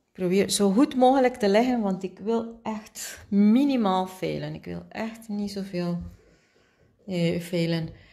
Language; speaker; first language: Dutch; non-native, fluent; Spanish